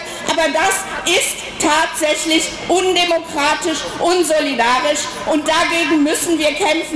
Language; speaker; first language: German; native; German